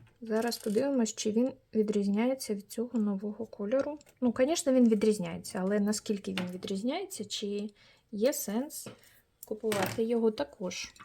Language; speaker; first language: Ukrainian; native; Ukrainian